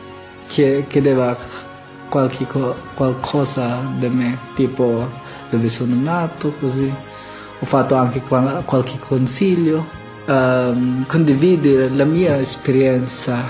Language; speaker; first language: Italian; non-native, learner; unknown